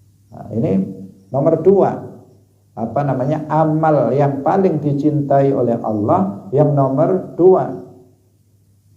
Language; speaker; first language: Indonesian; non-native, local second language; Javanese